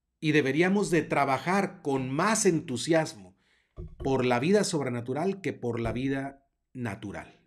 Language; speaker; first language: Spanish; native; Spanish